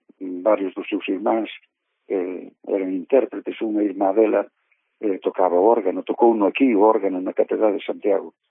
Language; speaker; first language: Galician; native; Galician